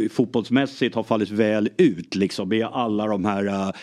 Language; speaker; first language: Swedish; early bilingual, other home language; English